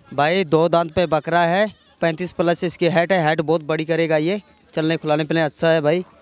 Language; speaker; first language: Hindi; non-native, local second language; Punjabi